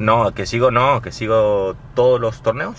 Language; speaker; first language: Spanish; native; Spanish